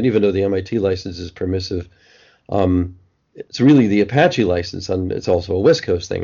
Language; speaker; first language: English; native; English